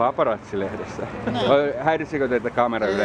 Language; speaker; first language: Finnish; early bilingual, heritage; Finnish